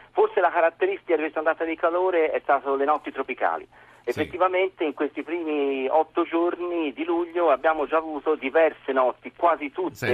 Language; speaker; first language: Italian; native; Italian